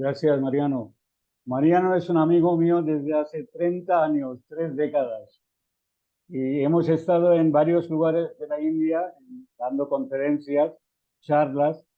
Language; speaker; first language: Spanish; non-native, fluent; Bangla